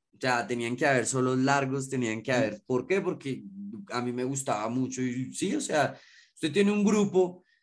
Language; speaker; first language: Spanish; native; Spanish